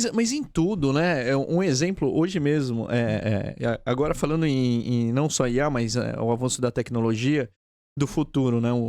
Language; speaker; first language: Portuguese; native; Portuguese